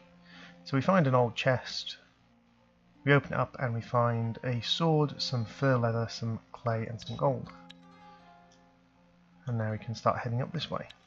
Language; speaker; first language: English; native; English